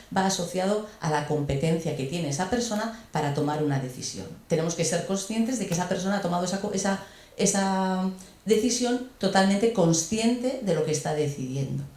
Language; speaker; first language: Spanish; native; Spanish